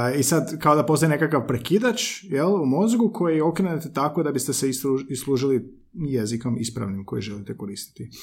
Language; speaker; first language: Croatian; native; Croatian